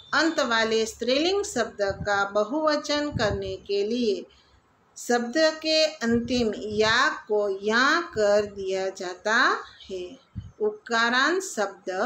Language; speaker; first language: Hindi; non-native, local second language; Gujarati